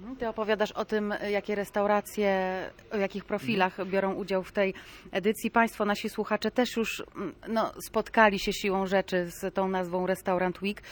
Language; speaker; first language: Polish; native; Polish